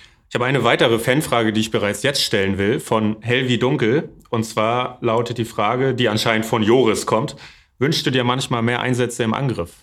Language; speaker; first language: German; native; German